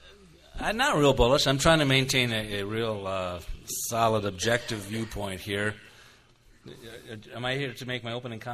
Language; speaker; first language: English; native; English